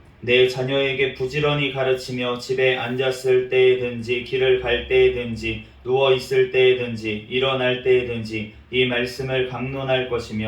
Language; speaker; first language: Korean; native; Korean